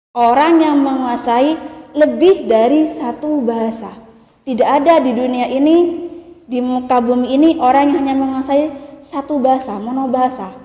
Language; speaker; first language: Indonesian; non-native, local second language; Madurese